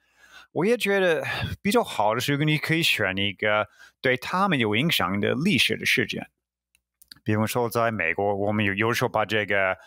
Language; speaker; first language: Chinese; non-native, fluent; English